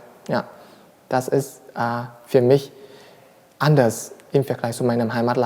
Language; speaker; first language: German; non-native, learner; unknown